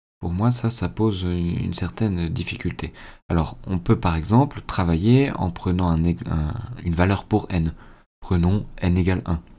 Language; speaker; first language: French; native; French